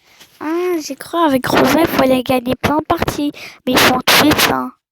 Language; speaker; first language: French; native; French